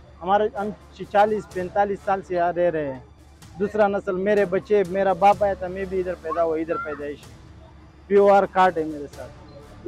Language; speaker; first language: Hindi; non-native, local second language; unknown